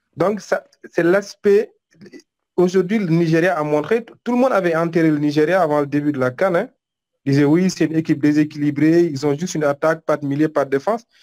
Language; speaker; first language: French; non-native, local second language; Wolof